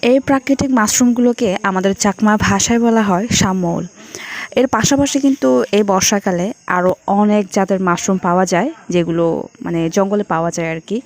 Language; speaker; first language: Bangla; non-native, local second language; Chakma